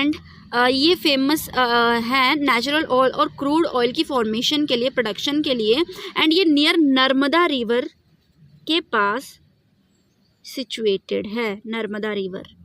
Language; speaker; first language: Hindi; native; Hindi